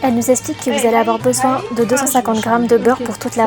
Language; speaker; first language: French; native; French